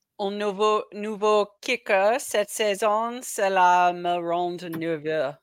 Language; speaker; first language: French; non-native, learner; English